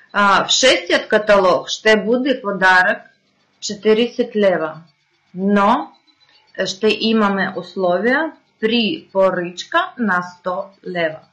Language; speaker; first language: Bulgarian; non-native, fluent; Russian